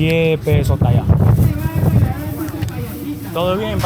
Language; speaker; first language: Spanish; non-native, learner; English